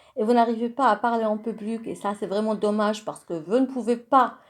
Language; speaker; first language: French; non-native, local second language; Arabic